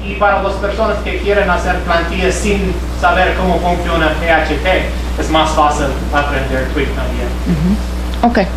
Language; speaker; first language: Spanish; non-native, fluent; English